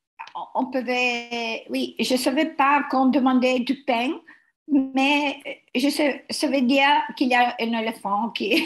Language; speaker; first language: French; non-native, learner; Italian